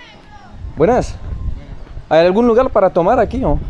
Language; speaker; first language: Spanish; non-native, learner; French